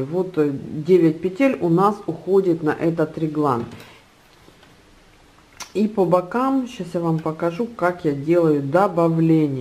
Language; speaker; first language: Russian; native; Russian